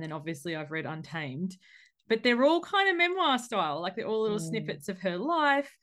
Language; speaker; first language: English; native; English